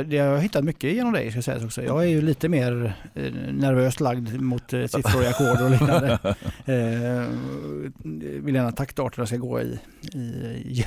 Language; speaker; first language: Swedish; native; Swedish